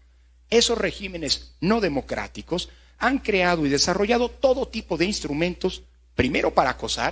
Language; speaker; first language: Spanish; native; Spanish